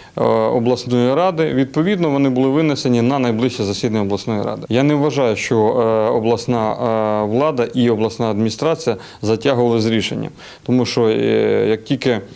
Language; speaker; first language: Ukrainian; non-native, local second language; Russian